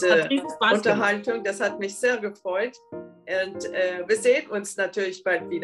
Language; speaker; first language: German; non-native, fluent; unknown